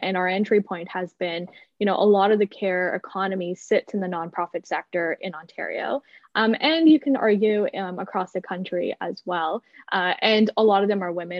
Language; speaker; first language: English; native; English